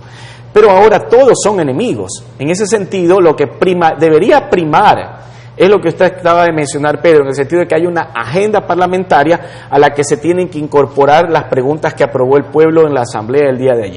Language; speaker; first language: Spanish; native; Spanish